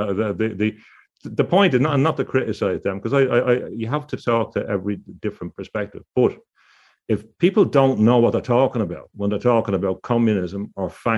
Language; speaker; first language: English; native; English